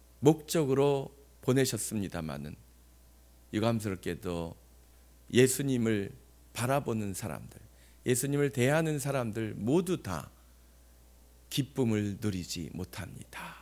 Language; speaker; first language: Korean; native; Korean